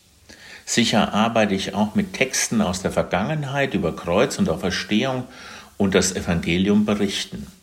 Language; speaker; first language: German; native; German